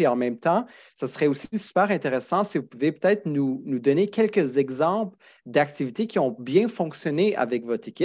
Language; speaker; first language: French; native; French